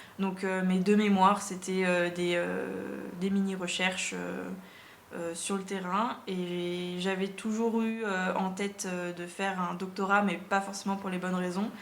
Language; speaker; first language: French; native; French